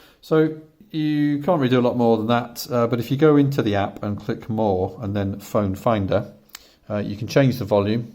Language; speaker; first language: English; native; English